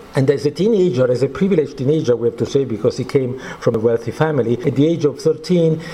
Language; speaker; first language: English; non-native, fluent; Italian